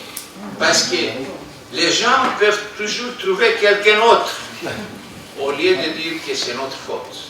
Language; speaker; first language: French; non-native, fluent; Greek